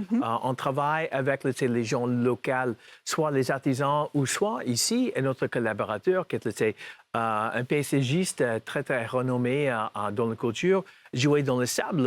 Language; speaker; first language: French; non-native, fluent; English